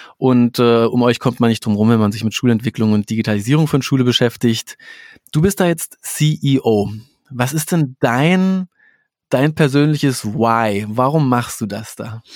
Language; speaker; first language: German; native; German